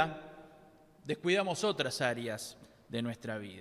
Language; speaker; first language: Spanish; native; Spanish